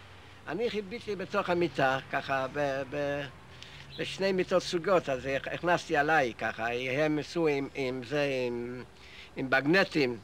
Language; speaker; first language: Hebrew; non-native, fluent; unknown